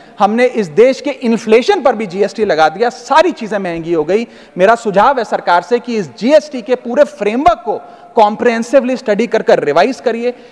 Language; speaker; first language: Hindi; native; Hindi